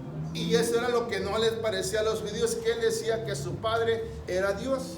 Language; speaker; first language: Spanish; native; Spanish